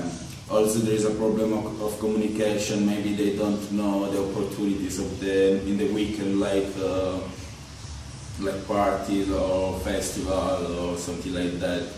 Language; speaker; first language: English; non-native, learner; Italian